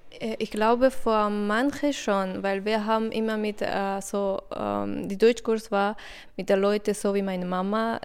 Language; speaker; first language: German; non-native, learner; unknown